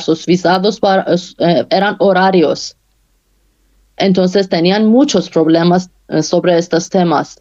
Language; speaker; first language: Spanish; non-native, fluent; Persian